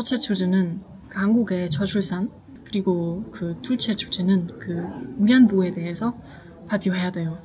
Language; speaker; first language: Korean; non-native, learner; German